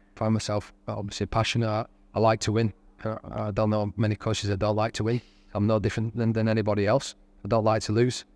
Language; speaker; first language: English; native; English